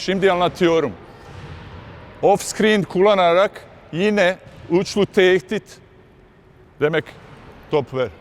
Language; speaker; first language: Turkish; non-native, fluent; Bosnian